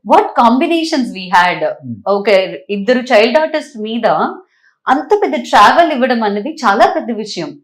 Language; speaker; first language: Telugu; native; Telugu